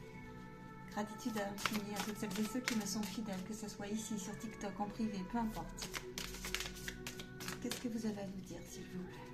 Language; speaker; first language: French; native; French